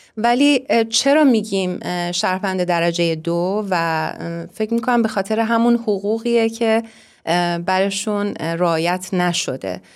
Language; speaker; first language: Persian; native; Persian